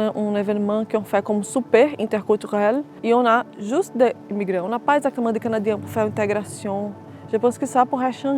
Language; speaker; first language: French; non-native, fluent; Portuguese